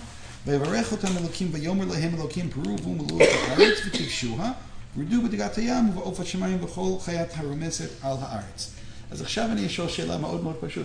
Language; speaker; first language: Hebrew; non-native, fluent; English